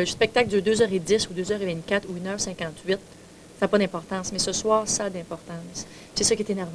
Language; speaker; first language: French; native; French